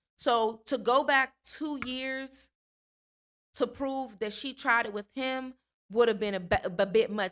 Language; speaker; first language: English; native; English